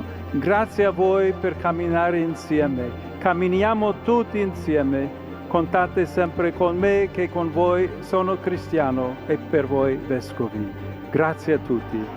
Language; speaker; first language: Italian; non-native, fluent; English